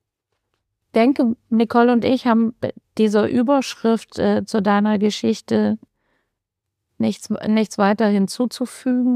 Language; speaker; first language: German; native; German